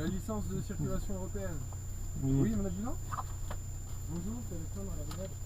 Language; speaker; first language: French; native; French